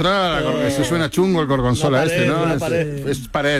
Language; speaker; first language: Spanish; native; Spanish